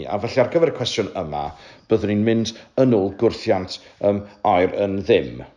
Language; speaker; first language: Welsh; native; Welsh